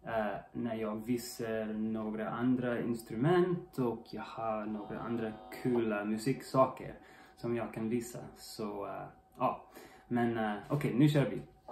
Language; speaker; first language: Swedish; non-native, learner; English